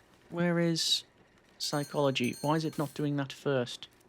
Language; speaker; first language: English; native; English